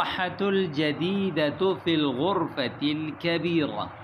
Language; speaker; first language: Arabic; non-native, fluent; Urdu